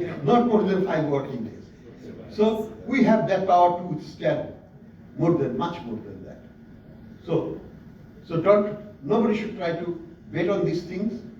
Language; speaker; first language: English; non-native, local second language; Bangla